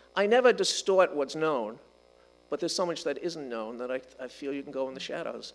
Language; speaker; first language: English; native; English